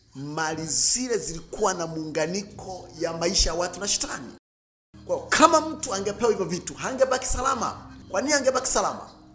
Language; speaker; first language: Swahili; native; Swahili